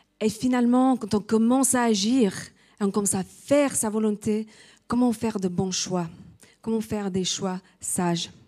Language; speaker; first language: French; non-native, fluent; English